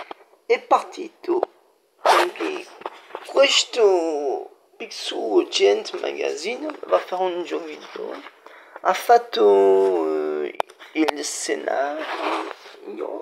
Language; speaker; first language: Italian; non-native, learner; French